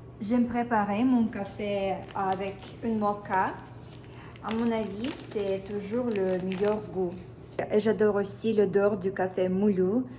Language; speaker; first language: French; non-native, fluent; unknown